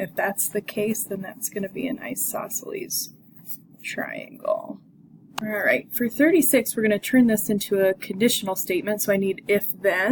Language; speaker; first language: English; native; English